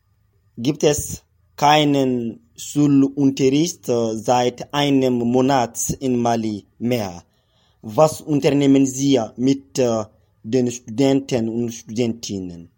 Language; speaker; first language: German; non-native, fluent; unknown